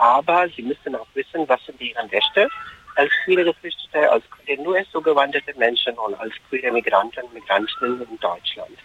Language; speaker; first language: German; non-native, fluent; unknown